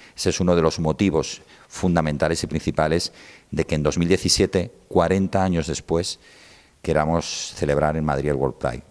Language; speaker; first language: Spanish; native; Spanish